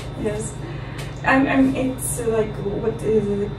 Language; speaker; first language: English; non-native, learner; Russian